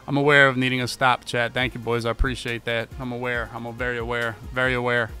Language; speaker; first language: English; native; English